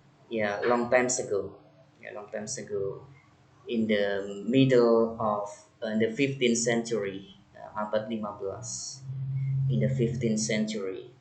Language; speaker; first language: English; non-native, fluent; Indonesian